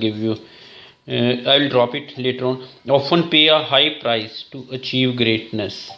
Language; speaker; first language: English; non-native, local second language; Hindi